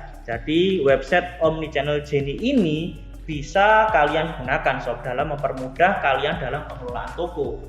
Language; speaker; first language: Indonesian; native; Indonesian